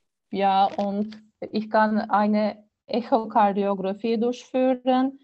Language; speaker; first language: German; non-native, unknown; Turkish